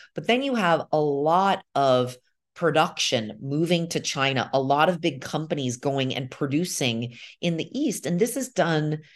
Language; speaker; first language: English; native; English